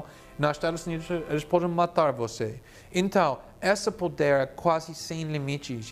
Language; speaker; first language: Portuguese; non-native, fluent; English